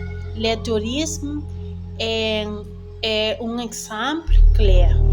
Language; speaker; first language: French; non-native, learner; Spanish